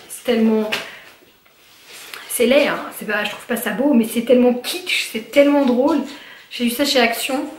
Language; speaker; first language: French; native; French